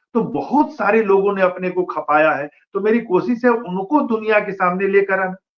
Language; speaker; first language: Hindi; non-native, local second language; Bhojpuri